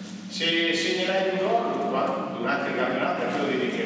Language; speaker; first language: Italian; native; Italian